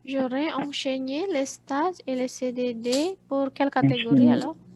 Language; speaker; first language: French; non-native, fluent; Indonesian